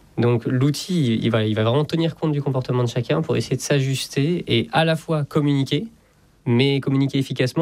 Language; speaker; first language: French; native; French